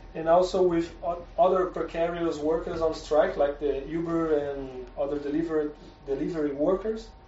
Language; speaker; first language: English; non-native, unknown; Portuguese